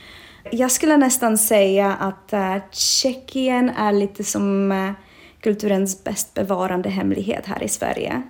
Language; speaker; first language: Swedish; non-native, fluent; Czech